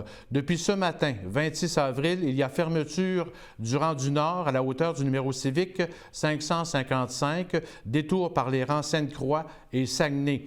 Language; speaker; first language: French; native; French